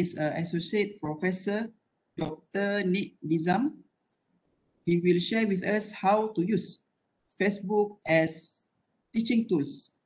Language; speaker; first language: English; non-native, local second language; Malay